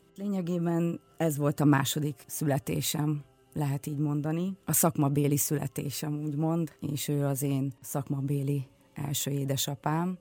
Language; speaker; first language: Hungarian; early bilingual, other home language; Russian